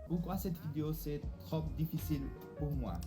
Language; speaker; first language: French; non-native, learner; Portuguese